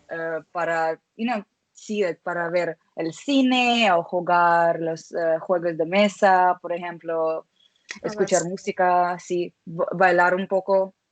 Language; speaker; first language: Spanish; non-native, learner; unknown